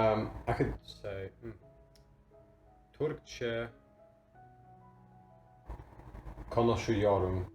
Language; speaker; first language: Turkish; non-native, learner; English